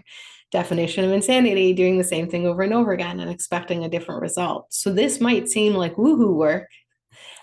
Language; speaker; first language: English; native; English